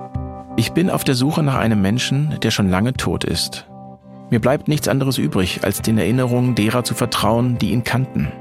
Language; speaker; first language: German; native; German